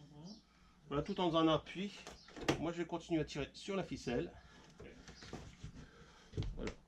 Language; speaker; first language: French; native; French